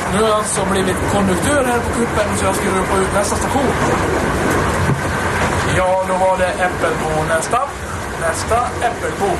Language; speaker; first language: Swedish; native; Swedish